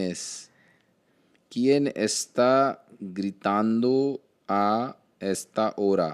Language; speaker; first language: Spanish; non-native, learner; Hindi